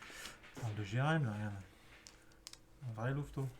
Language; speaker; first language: French; native; French